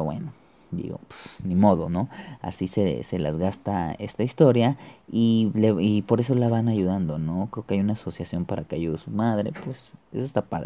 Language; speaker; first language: Spanish; native; Spanish